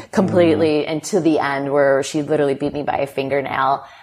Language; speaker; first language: English; native; English